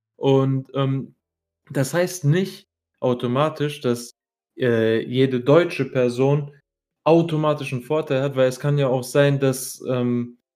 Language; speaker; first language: German; early bilingual, other home language; Arabic